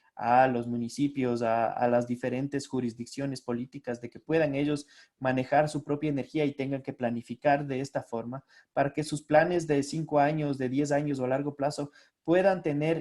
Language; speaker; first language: Spanish; native; Spanish